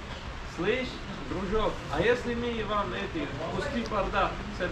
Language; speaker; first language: Russian; non-native, learner; Turkish